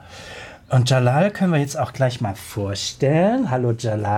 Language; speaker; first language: German; native; German